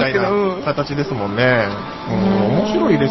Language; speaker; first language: Japanese; native; Japanese